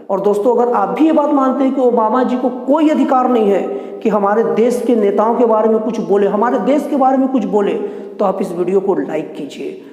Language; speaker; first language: Hindi; native; Hindi